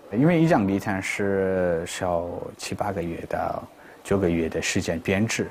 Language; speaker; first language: Chinese; non-native, fluent; Persian